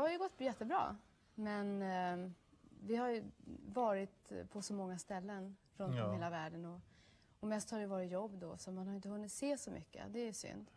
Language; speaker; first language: Swedish; native; Swedish